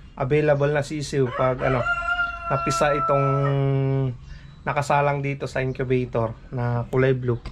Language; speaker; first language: Filipino; non-native, local second language; Pangasinan